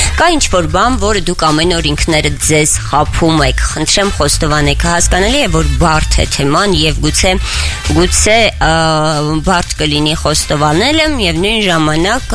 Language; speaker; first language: Armenian; native; Armenian